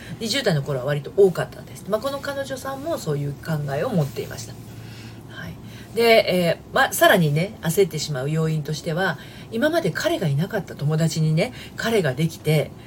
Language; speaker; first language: Japanese; native; Japanese